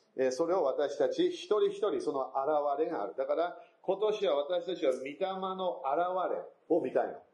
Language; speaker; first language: Japanese; non-native, fluent; English